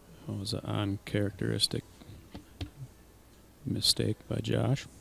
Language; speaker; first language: English; native; English